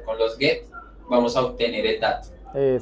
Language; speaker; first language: Spanish; native; Spanish